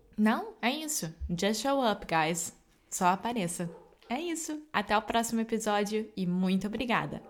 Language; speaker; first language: Portuguese; native; Portuguese